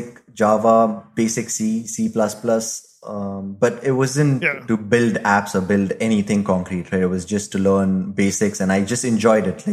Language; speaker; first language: English; non-native, local second language; Hindi